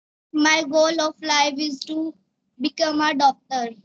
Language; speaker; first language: English; non-native, learner; Hindi